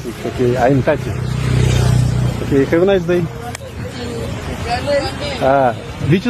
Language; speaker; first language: English; non-native, learner; Russian